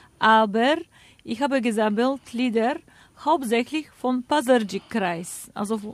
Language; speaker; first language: German; non-native, fluent; Bulgarian